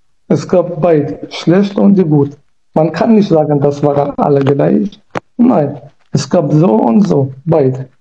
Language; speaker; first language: German; non-native, learner; Kurdish